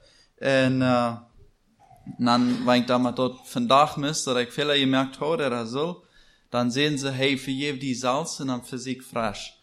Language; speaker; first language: German; non-native, learner; Plautdietsch